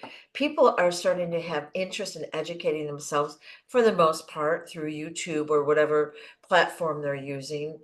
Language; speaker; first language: English; native; English